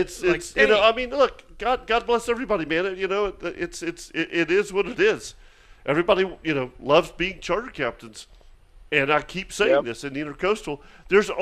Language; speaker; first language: English; native; English